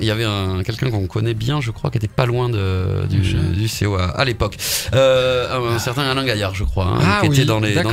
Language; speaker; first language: French; native; French